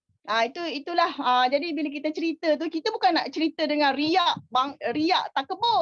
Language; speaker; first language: Malay; native; Malay